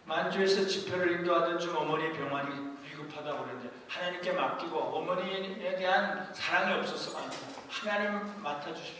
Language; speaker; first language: Korean; native; Korean